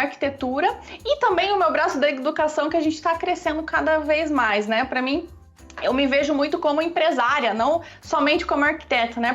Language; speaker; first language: Portuguese; native; Portuguese